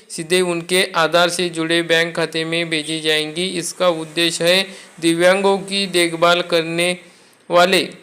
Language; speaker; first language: Hindi; non-native, local second language; Marathi